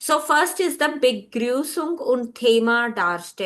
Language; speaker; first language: German; non-native, fluent; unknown